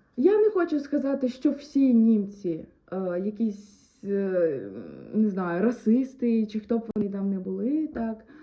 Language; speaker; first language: Ukrainian; native; Ukrainian